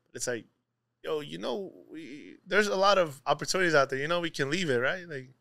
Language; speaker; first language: English; native; English